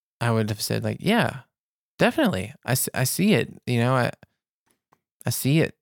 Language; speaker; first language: English; native; English